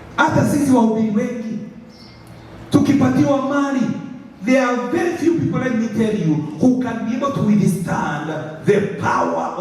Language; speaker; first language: English; non-native, local second language; Swahili